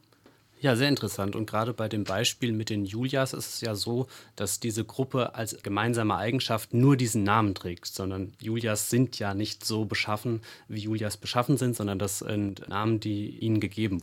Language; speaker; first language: German; native; German